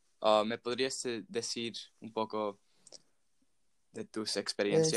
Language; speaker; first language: Spanish; non-native, fluent; English